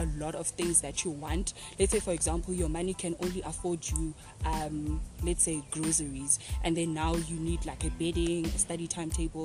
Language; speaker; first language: English; non-native, local second language; Xhosa